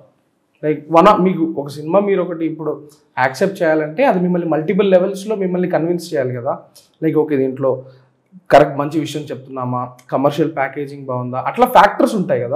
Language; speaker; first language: Telugu; native; Telugu